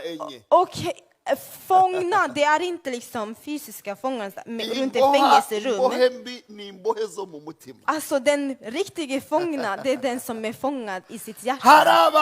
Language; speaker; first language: Swedish; non-native, fluent; Kinyarwanda